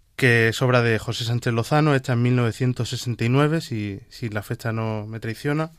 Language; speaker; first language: Spanish; native; Spanish